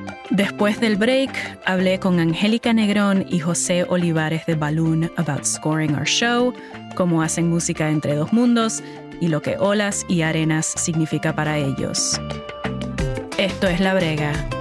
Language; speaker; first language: Spanish; early bilingual, heritage; Spanish